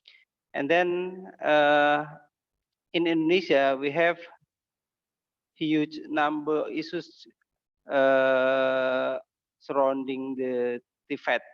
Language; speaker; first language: English; non-native, learner; Indonesian